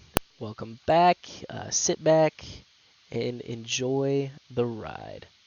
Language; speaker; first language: English; native; English